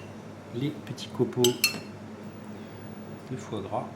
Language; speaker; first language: French; native; French